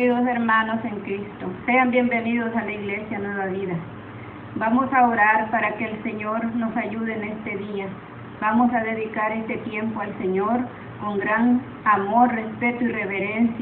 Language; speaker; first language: Spanish; native; Spanish